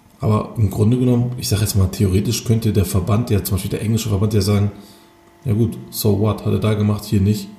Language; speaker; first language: German; early bilingual, other home language; Turkish